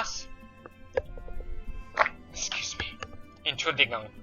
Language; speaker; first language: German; non-native, learner; English